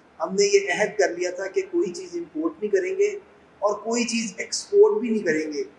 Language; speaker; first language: Urdu; non-native, local second language; Punjabi